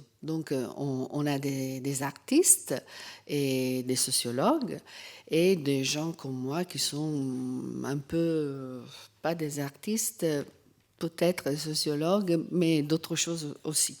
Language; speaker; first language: French; non-native, fluent; Italian